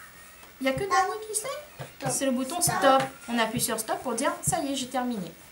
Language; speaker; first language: French; native; French